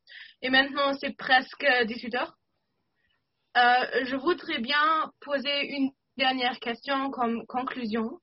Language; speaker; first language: French; non-native, fluent; German